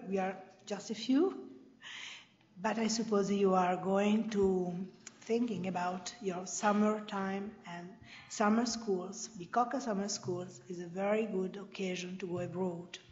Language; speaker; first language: English; non-native, fluent; Italian